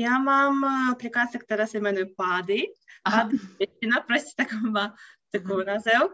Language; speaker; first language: Czech; non-native, fluent; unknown